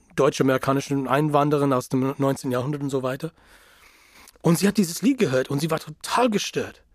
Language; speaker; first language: German; non-native, fluent; English